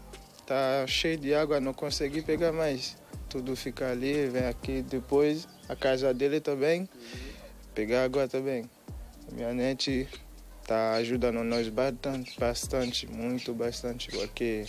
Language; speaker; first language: Portuguese; non-native, learner; Haitian Creole